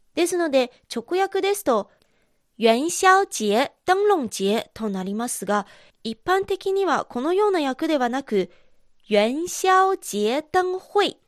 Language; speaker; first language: Japanese; non-native, fluent; Chinese